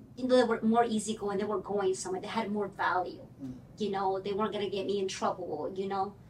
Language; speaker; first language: English; early bilingual, other home language; Spanish